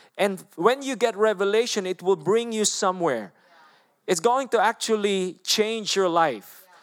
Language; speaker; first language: English; non-native, local second language; Filipino